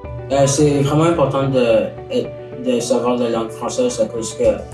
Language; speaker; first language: French; non-native, local second language; English